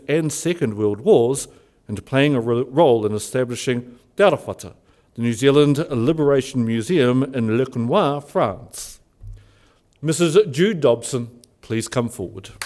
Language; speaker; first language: English; native; English